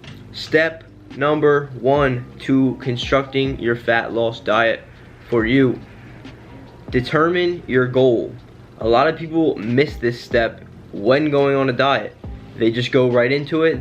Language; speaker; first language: English; native; English